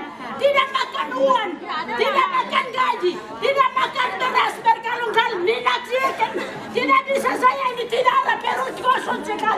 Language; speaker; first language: Indonesian; non-native, local second language; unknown